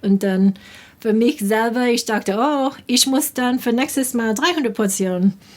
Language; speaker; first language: German; non-native, fluent; English